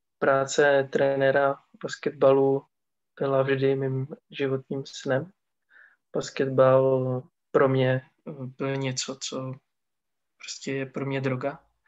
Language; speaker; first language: Czech; non-native, local second language; Romany